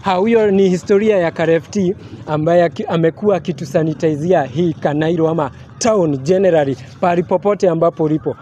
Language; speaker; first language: Swahili; native; Swahili